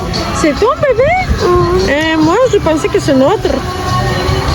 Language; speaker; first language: French; non-native, learner; Russian